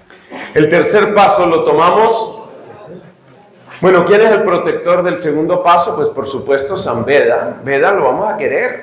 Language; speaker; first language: Spanish; native; Spanish